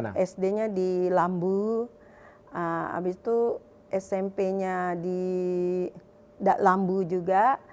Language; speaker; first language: Indonesian; native; Indonesian